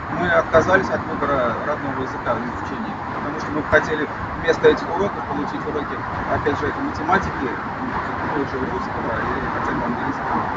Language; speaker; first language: Russian; native; Russian